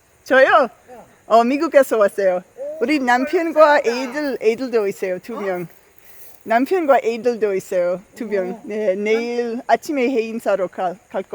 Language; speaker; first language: Korean; non-native, learner; English